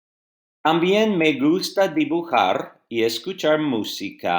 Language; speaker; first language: Spanish; non-native, fluent; English